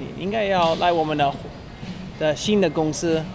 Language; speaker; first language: Chinese; non-native, learner; English